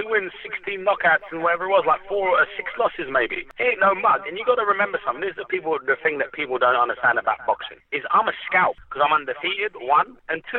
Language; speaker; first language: English; native; English